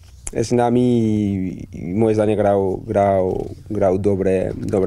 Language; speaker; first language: Polish; non-native, learner; Spanish